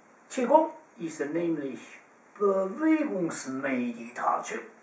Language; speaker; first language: German; non-native, fluent; Chinese